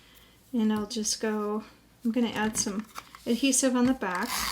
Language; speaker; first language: English; native; English